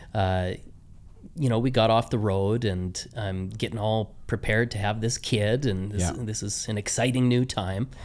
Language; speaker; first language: English; native; English